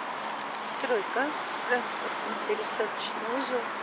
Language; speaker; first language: Russian; native; Russian